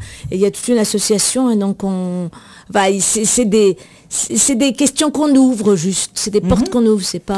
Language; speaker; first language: French; native; French